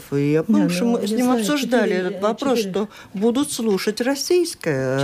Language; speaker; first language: Russian; native; Russian